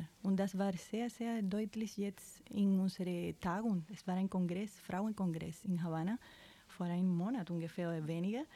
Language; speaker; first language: German; non-native, fluent; Spanish